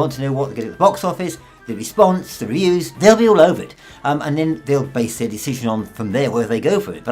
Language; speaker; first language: English; native; English